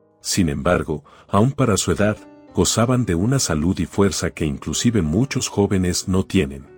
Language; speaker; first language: Spanish; native; Spanish